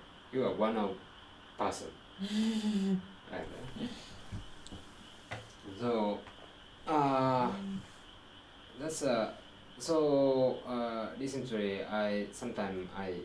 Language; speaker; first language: English; non-native, learner; Japanese